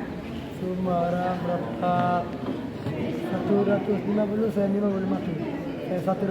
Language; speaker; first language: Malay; non-native, learner; Rohingya